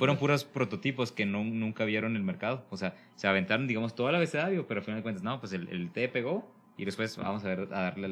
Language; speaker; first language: Spanish; native; Spanish